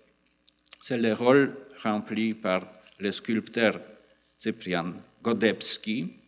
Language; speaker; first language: French; non-native, fluent; Polish